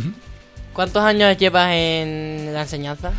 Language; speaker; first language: Spanish; native; Spanish